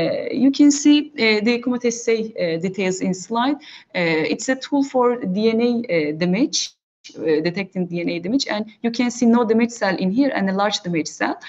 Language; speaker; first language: English; non-native, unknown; Turkish